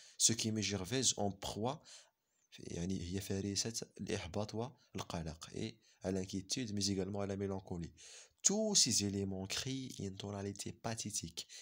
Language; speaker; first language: French; non-native, local second language; Arabic